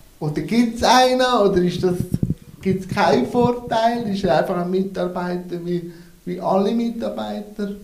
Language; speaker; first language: German; native; German